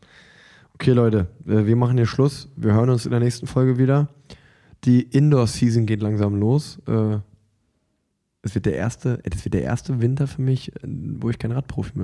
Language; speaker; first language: German; native; German